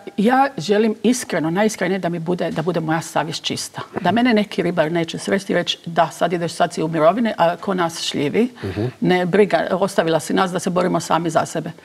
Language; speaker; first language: Croatian; early bilingual, heritage; Croatian